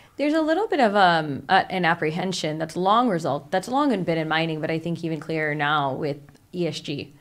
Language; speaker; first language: English; native; English